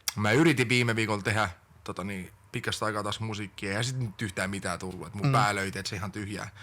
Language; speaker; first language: Finnish; early bilingual, other home language; Estonian